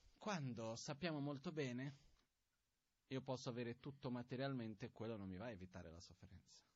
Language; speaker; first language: Italian; non-native, fluent; Portuguese